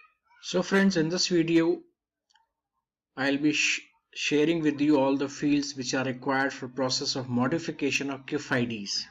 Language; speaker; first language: English; non-native, local second language; Hindi